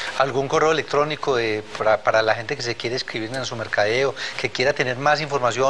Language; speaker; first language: Spanish; native; Spanish